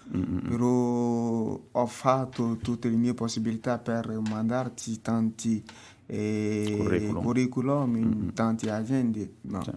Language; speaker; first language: Italian; non-native, fluent; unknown